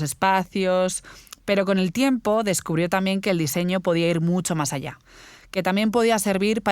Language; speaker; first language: Spanish; native; Spanish